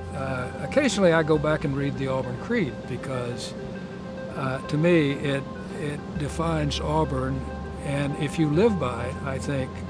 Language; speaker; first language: English; native; English